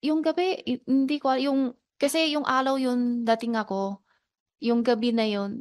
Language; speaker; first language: Filipino; non-native, learner; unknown